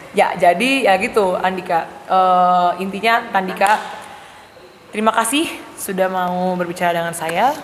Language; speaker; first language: Indonesian; native; Indonesian